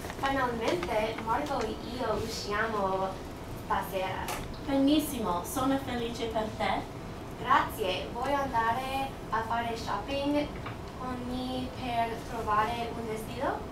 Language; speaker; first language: Italian; non-native, learner; English